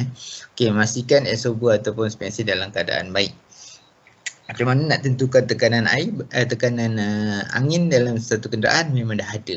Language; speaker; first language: Malay; native; Malay